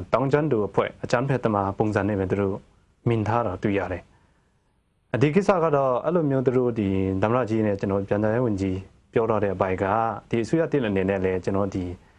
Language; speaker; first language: Burmese; non-native, local second language; Kachin